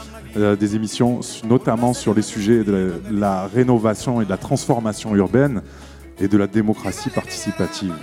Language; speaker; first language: French; native; French